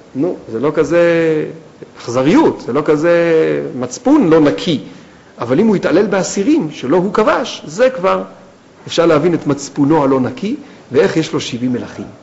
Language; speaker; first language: Hebrew; native; Hebrew